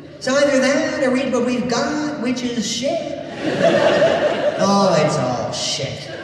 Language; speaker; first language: English; native; English